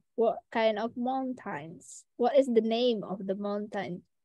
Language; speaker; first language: English; non-native, fluent; Indonesian